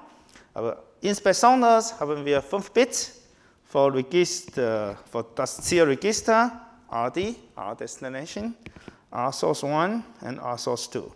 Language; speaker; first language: German; non-native, learner; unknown